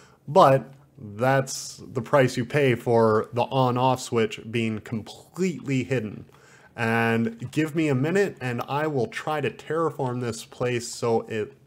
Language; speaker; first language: English; native; English